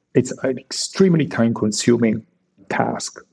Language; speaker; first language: English; non-native, fluent; Italian